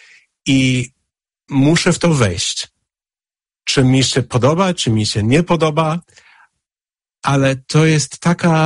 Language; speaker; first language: Polish; non-native, fluent; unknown